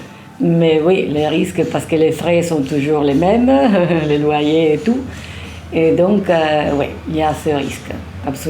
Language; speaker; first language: French; non-native, fluent; Italian